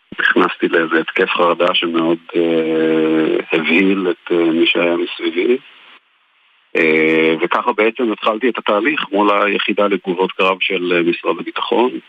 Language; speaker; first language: Hebrew; native; Hebrew